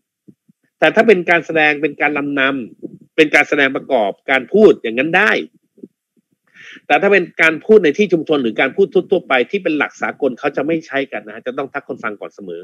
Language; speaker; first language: Thai; native; Thai